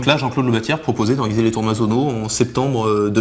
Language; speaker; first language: French; native; French